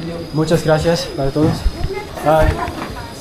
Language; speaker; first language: Spanish; non-native, learner; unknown